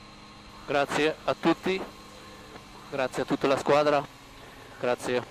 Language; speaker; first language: Italian; non-native, fluent; German